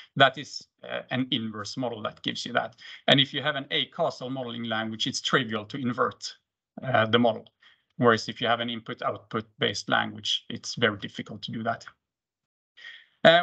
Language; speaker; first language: English; non-native, fluent; Swedish